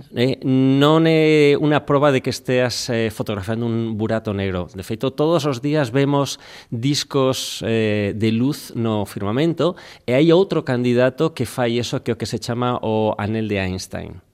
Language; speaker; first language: Galician; non-native, local second language; Spanish